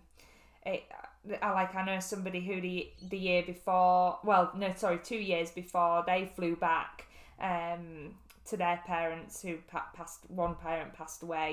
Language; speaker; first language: English; native; English